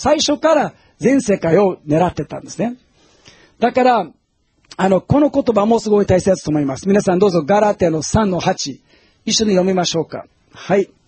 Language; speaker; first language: Japanese; non-native, fluent; Portuguese